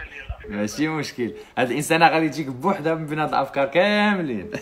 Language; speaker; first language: Arabic; native; Arabic